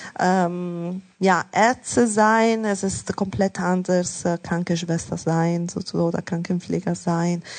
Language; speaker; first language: German; non-native, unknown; Italian